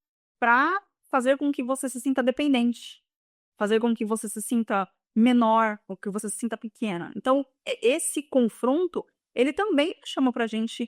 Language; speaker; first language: Portuguese; native; Portuguese